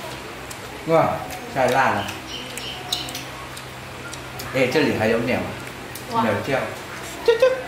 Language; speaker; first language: Chinese; non-native, learner; Vietnamese